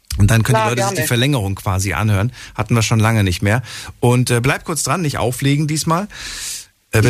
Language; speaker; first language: German; native; German